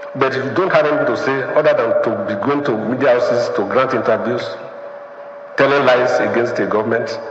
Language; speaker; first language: English; non-native, local second language; Yoruba